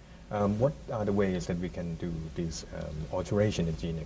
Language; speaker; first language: English; non-native, fluent; Thai